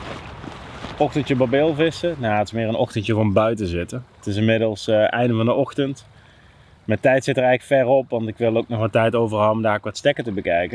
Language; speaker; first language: Dutch; native; Dutch